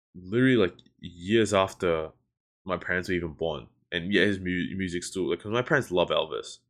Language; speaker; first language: English; native; English